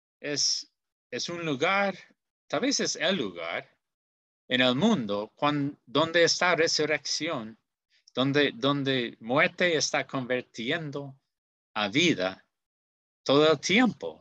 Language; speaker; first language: Spanish; non-native, learner; English